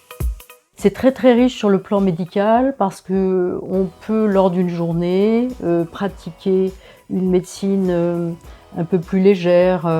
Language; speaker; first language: French; native; French